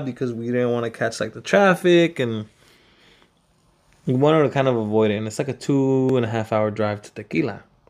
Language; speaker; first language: English; early bilingual, other home language; Spanish